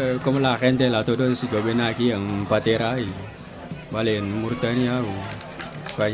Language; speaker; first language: Spanish; non-native, learner; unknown